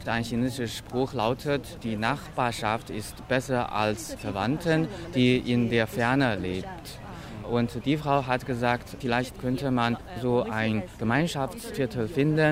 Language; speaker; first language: German; non-native, fluent; Chinese